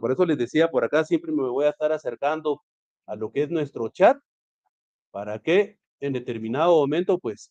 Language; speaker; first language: Spanish; native; Spanish